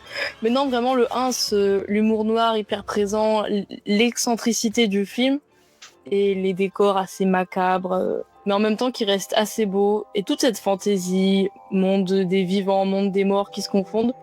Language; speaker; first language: French; native; French